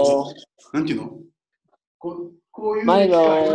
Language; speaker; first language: Japanese; native; Japanese